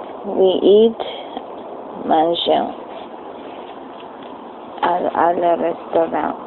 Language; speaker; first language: French; non-native, learner; English